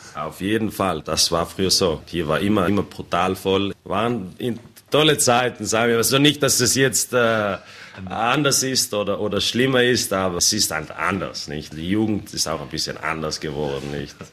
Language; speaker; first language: German; non-native, local second language; Ladin